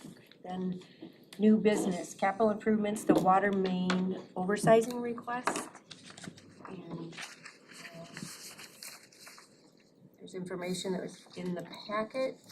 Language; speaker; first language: English; native; English